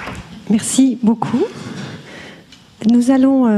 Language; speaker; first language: French; native; French